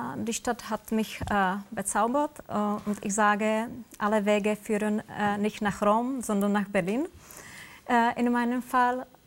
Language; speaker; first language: German; non-native, fluent; Czech